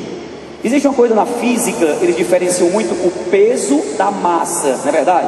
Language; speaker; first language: Portuguese; native; Portuguese